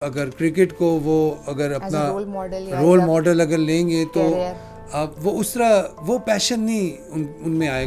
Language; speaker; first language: Urdu; native; Urdu